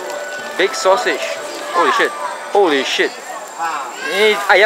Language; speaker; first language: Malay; non-native, local second language; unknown